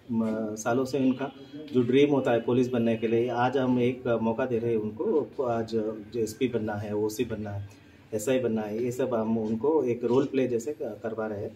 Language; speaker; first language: Hindi; non-native, local second language; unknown